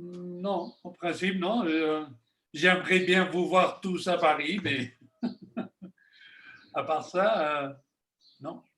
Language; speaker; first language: French; non-native, fluent; Spanish